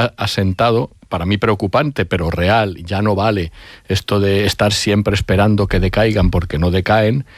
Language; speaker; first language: Spanish; native; Spanish